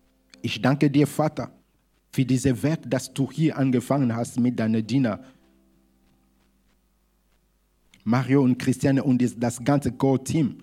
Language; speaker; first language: German; non-native, fluent; Lingala